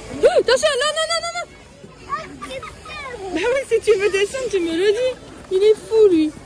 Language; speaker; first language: French; native; French